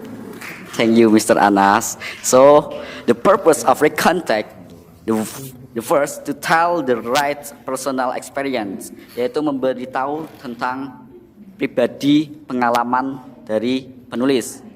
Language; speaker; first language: English; non-native, learner; Indonesian